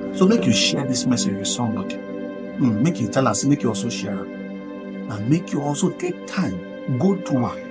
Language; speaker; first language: Nigerian Pidgin; non-native, local second language; Igbo